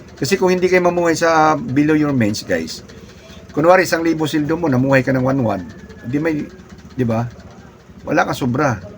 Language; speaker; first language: Filipino; non-native, local second language; Cebuano